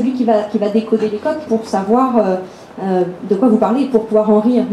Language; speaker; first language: French; native; French